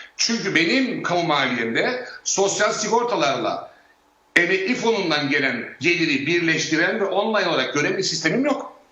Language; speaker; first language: Turkish; native; Turkish